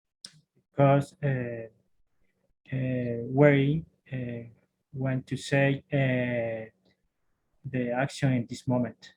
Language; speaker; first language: English; non-native, learner; Spanish